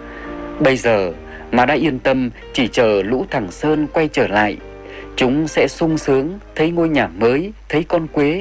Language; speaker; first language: Vietnamese; native; Vietnamese